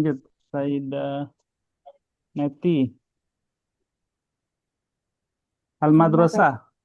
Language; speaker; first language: Arabic; non-native, fluent; Indonesian